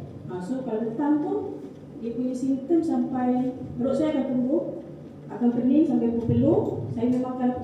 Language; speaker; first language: Malay; native; Malay